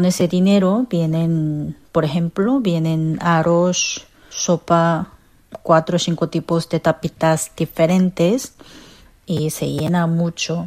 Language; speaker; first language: Spanish; non-native, fluent; Korean